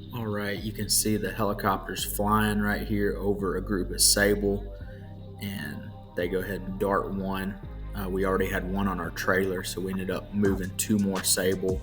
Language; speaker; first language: English; native; English